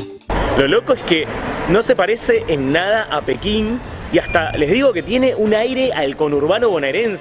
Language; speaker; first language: Spanish; native; Spanish